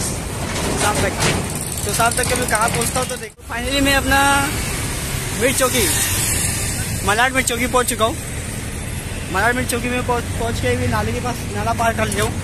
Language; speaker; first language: Hindi; native; Hindi